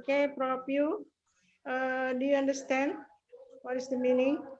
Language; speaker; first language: English; non-native, learner; Indonesian